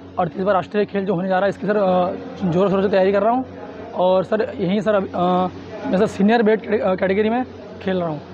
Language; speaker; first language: Hindi; native; Hindi